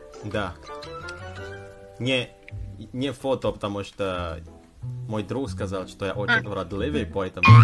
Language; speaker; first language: Russian; non-native, learner; Indonesian